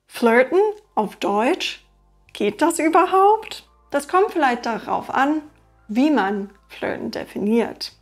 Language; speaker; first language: German; non-native, fluent; English